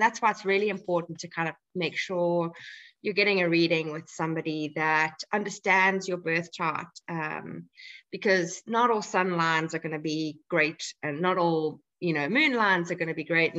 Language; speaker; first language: English; native; English